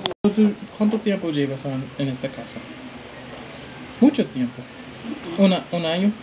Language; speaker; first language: Spanish; non-native, learner; English